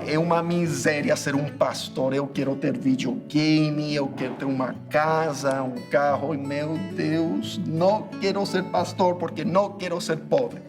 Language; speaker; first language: Portuguese; non-native, fluent; English